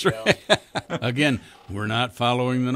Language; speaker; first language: English; native; English